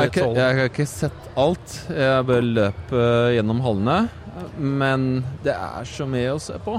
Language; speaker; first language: Norwegian; non-native, fluent; Polish